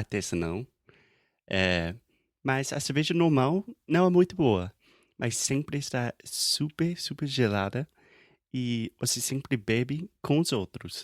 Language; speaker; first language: Portuguese; non-native, fluent; English